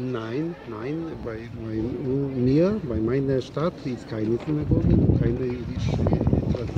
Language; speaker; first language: German; non-native, learner; Polish